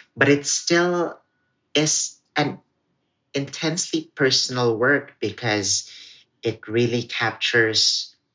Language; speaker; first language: English; non-native, local second language; Cebuano